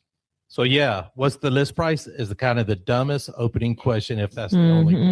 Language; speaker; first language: English; native; English